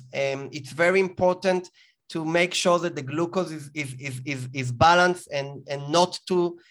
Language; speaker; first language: English; non-native, fluent; Hebrew